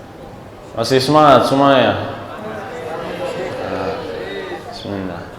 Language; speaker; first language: Indonesian; non-native, learner; Arabic